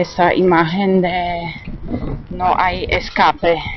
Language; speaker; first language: Spanish; non-native, fluent; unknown